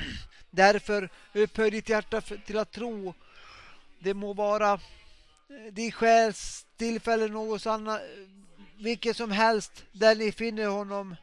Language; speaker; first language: Swedish; non-native, local second language; Finnish